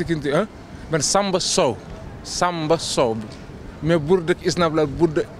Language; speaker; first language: Turkish; non-native, learner; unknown